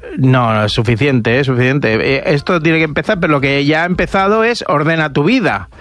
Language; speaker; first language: Spanish; native; Spanish